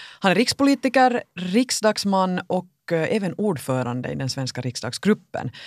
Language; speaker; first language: Swedish; native; Swedish